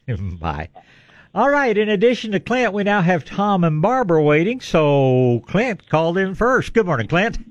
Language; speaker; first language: English; native; English